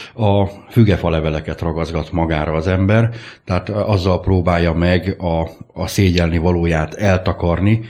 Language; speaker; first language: Hungarian; native; Hungarian